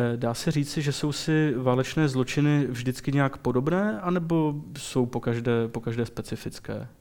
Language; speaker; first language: Czech; native; Czech